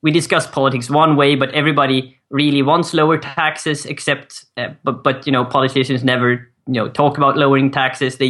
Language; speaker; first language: English; non-native, fluent; Swedish